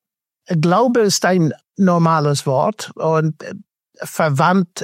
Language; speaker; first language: German; non-native, fluent; English